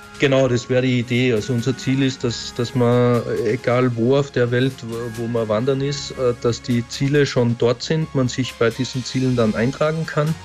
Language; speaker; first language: German; native; German